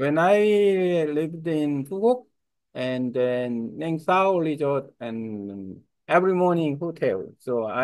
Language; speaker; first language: English; non-native, learner; Korean